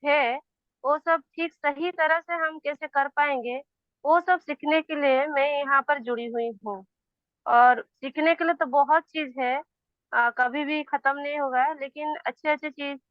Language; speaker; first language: Hindi; non-native, local second language; Odia